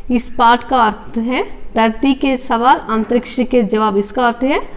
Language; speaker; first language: Hindi; non-native, local second language; Telugu